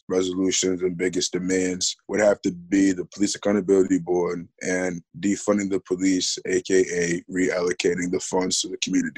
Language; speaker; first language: English; native; English